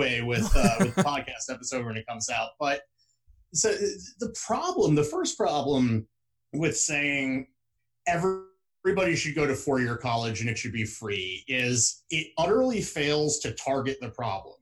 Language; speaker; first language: English; native; English